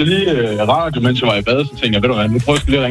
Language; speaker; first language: Danish; native; Danish